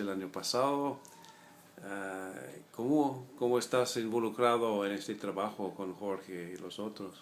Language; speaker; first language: Spanish; non-native, fluent; English